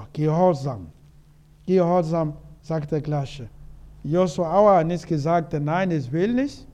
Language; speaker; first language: German; non-native, learner; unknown